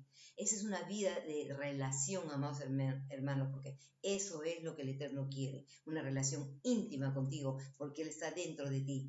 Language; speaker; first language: Spanish; native; Spanish